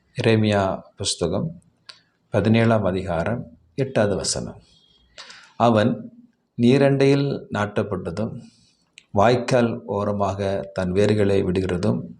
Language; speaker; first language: Tamil; native; Tamil